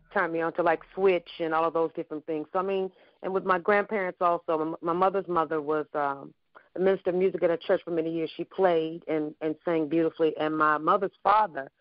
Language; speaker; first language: English; native; English